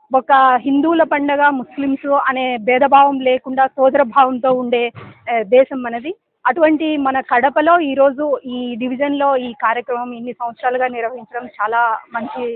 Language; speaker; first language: Telugu; native; Telugu